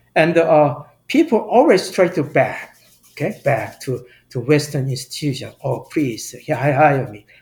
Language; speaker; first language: English; non-native, fluent; Korean